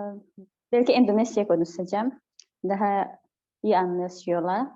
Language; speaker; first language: Turkish; non-native, learner; Indonesian